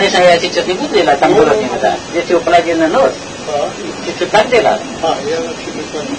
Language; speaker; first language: Russian; non-native, learner; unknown